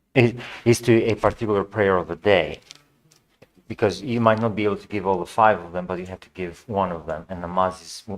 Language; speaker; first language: English; non-native, fluent; Albanian